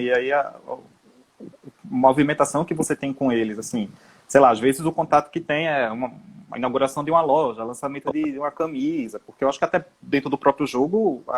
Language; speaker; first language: Portuguese; native; Portuguese